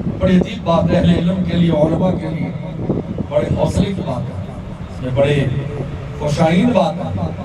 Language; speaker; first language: Urdu; non-native, local second language; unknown